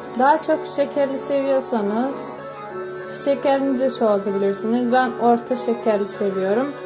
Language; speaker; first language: Turkish; non-native, fluent; Russian